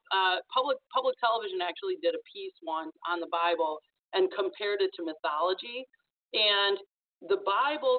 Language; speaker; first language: English; native; English